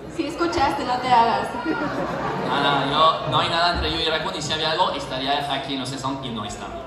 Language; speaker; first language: Spanish; non-native, fluent; French